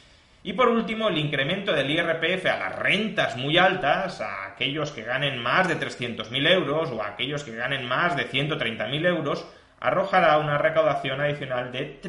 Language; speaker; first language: Spanish; native; Spanish